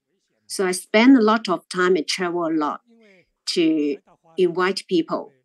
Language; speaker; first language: English; non-native, learner; Chinese